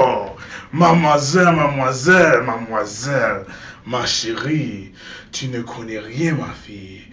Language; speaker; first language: French; non-native, learner; English